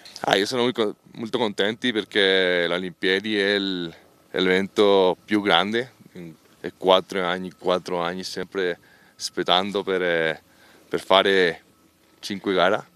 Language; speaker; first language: Italian; non-native, learner; Spanish